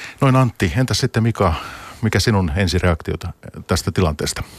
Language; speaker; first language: Finnish; native; Finnish